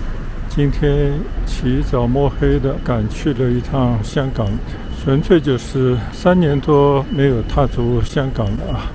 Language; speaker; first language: Chinese; native; Chinese